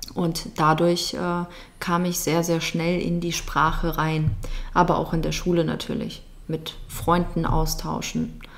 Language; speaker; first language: German; early bilingual, other home language; Russian